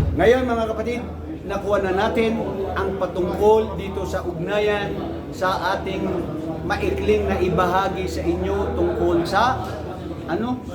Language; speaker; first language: Filipino; non-native, local second language; Maranao